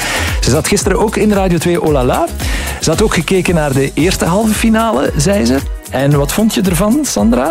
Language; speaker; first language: Dutch; native; Dutch